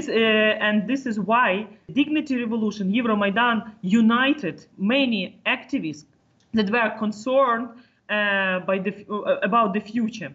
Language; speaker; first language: English; non-native, fluent; Ukrainian